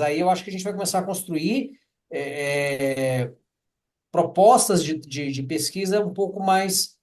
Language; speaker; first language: Portuguese; native; Portuguese